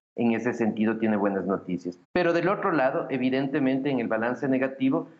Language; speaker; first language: Spanish; native; Spanish